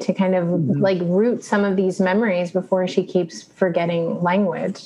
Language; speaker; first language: English; early bilingual, other home language; Spanish